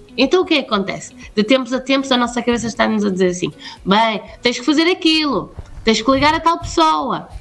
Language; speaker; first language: Portuguese; native; Portuguese